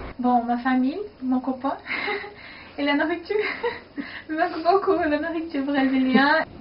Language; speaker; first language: French; non-native, fluent; Portuguese